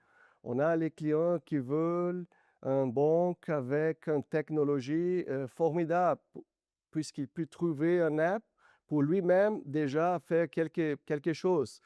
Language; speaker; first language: French; non-native, fluent; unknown